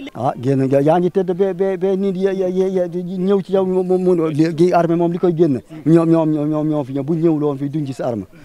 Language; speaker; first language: Wolof; non-native, local second language; Fula